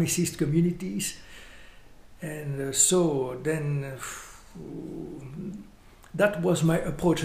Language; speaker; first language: English; non-native, fluent; French